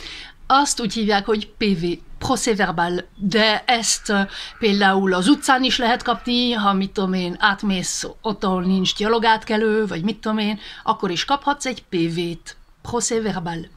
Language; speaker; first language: Hungarian; early bilingual, heritage; Hungarian